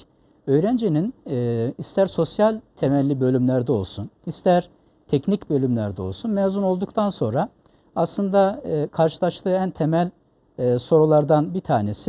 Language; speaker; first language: Turkish; native; Turkish